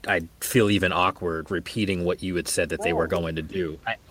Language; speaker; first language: English; native; English